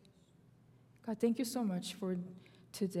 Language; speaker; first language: English; non-native, fluent; Korean